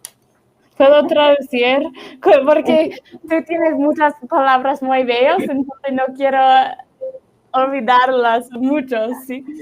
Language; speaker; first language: Spanish; non-native, learner; English